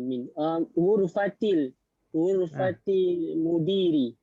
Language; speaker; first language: Arabic; non-native, learner; Malay